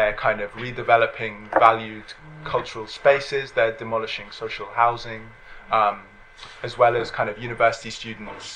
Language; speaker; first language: English; native; English